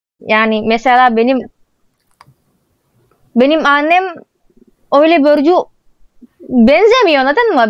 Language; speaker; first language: Turkish; non-native, learner; Indonesian